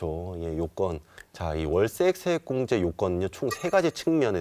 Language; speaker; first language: Korean; native; Korean